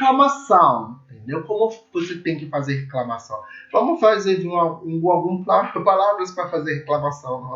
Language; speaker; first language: Portuguese; non-native, learner; English